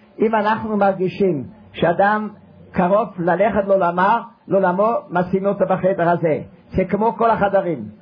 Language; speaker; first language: Hebrew; non-native, fluent; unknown